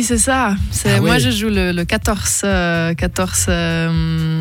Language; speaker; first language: French; non-native, local second language; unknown